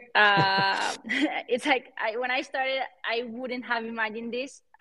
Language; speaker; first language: English; non-native, fluent; Spanish